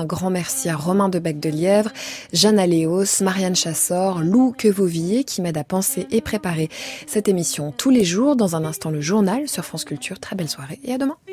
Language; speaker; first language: French; native; French